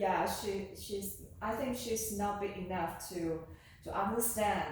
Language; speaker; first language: English; non-native, learner; Chinese